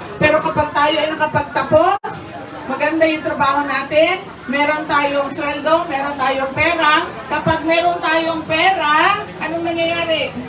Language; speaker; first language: Filipino; non-native, local second language; Cebuano